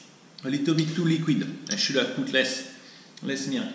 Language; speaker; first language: English; non-native, fluent; French